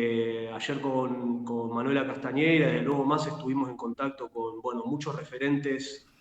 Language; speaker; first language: Spanish; native; Spanish